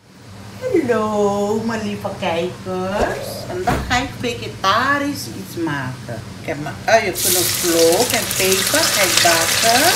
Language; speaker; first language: Dutch; non-native, local second language; Caribbean Hindustani